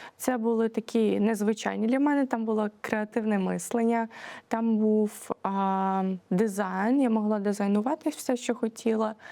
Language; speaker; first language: Ukrainian; native; Ukrainian